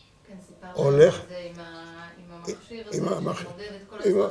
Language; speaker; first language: Hebrew; native; Hebrew